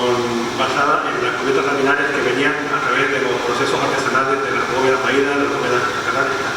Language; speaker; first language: Spanish; native; Spanish